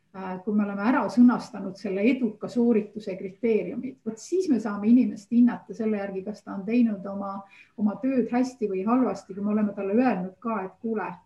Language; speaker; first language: Estonian; native; Estonian